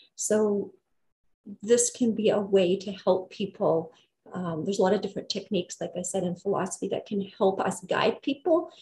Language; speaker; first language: English; native; English